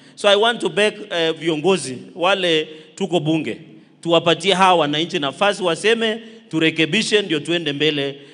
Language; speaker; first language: Swahili; non-native, local second language; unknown